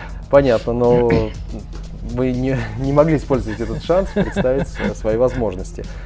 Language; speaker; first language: Russian; native; Russian